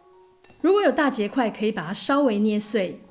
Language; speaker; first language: Chinese; native; Chinese